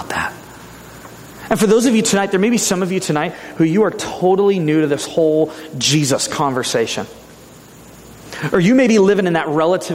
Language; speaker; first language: English; native; English